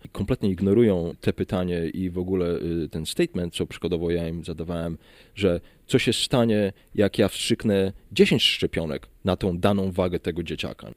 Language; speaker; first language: Polish; early bilingual, heritage; Polish